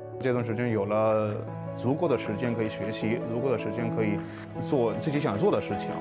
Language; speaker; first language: Chinese; non-native, fluent; Urdu